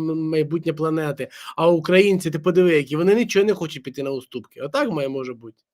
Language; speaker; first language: Ukrainian; native; Ukrainian